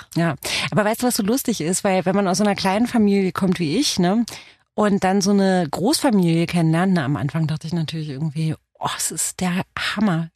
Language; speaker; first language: German; early bilingual, other home language; Romanian